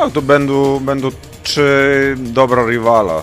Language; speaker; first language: Polish; non-native, learner; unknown